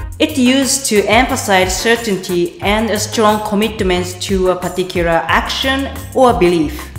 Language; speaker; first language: English; non-native, fluent; Japanese